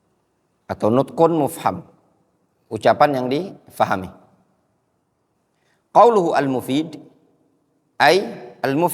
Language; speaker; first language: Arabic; non-native, fluent; Indonesian